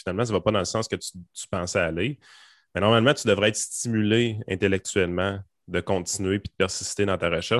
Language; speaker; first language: French; native; French